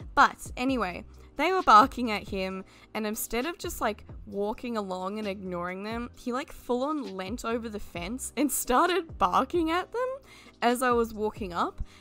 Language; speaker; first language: English; native; English